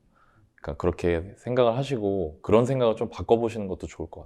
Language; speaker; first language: Korean; native; Korean